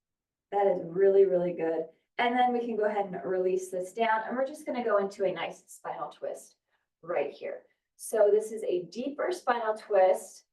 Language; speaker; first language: English; native; English